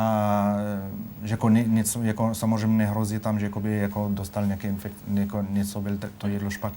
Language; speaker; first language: Czech; non-native, fluent; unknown